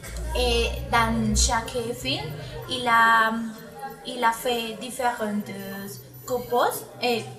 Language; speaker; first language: French; non-native, learner; Spanish